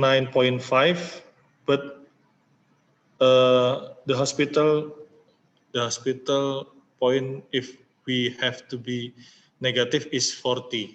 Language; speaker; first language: English; non-native, learner; Indonesian